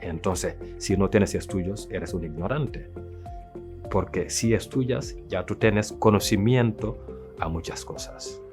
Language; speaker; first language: Spanish; non-native, local second language; French